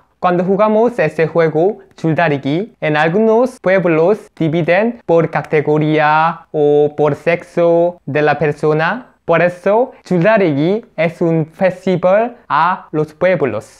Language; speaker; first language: Spanish; non-native, learner; Korean